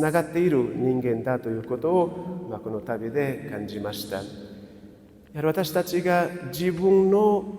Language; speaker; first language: Japanese; non-native, fluent; Portuguese